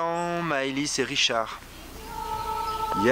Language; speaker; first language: French; native; French